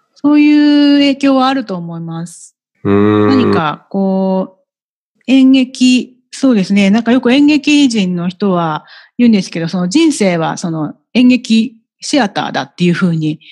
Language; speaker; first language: Japanese; native; Japanese